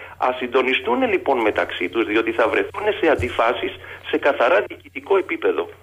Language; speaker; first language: Greek; native; Greek